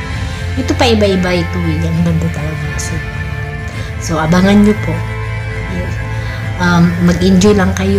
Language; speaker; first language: Filipino; non-native, local second language; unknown